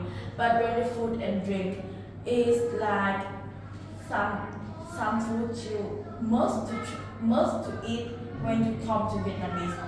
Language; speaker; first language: English; non-native, learner; Vietnamese